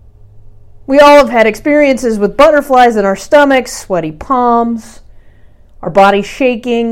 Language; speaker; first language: English; native; English